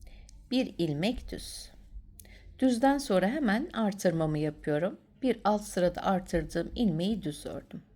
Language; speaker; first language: Turkish; native; Turkish